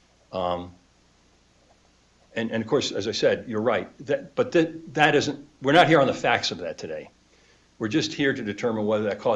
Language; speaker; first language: English; native; English